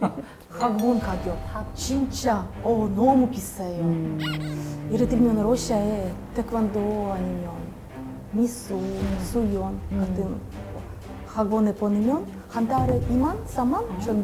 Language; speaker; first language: Korean; non-native, fluent; Russian